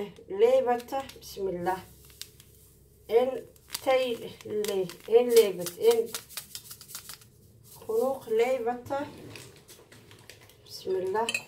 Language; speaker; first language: Dutch; non-native, learner; Somali